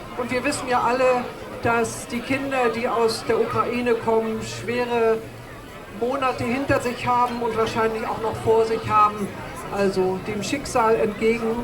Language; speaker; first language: German; native; German